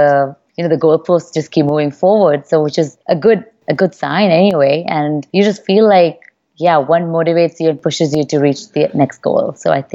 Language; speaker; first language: English; non-native, local second language; Hindi